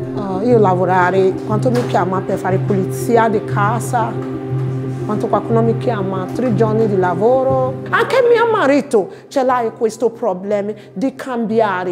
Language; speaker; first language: Italian; non-native, learner; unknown